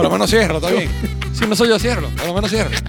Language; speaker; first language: Spanish; native; Spanish